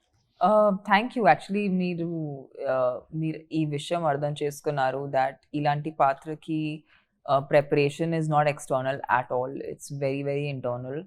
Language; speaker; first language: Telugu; non-native, fluent; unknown